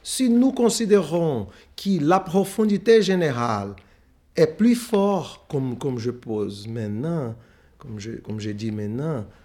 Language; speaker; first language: French; non-native, fluent; Portuguese